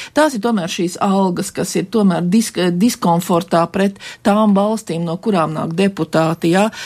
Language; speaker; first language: Latvian; native; Latvian